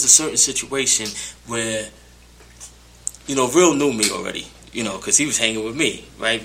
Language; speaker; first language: English; native; English